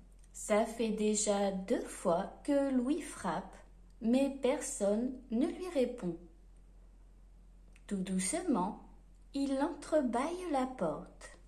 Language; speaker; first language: French; native; French